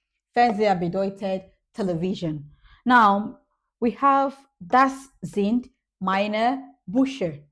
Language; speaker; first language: German; non-native, learner; English